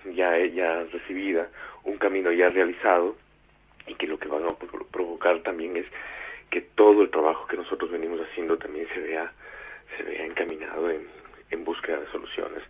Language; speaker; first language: Spanish; native; Spanish